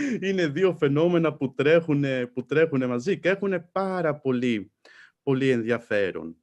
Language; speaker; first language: Greek; non-native, fluent; Italian